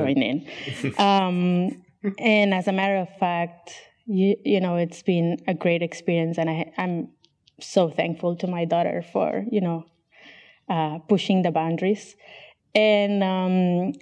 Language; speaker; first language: English; non-native, fluent; Catalan